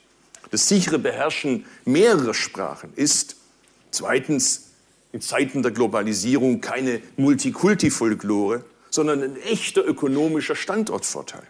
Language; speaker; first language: German; early bilingual, other home language; Turkish